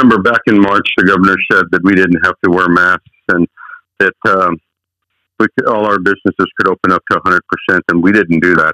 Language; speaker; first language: English; early bilingual, other home language; Spanish